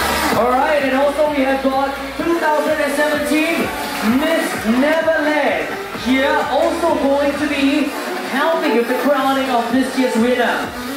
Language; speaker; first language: English; non-native, local second language; Chinese